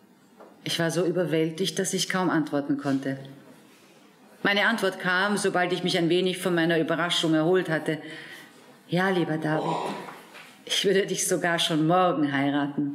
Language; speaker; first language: German; native; German